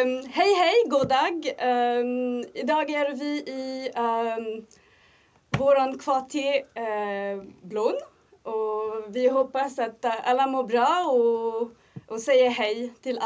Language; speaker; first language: Swedish; non-native, learner; French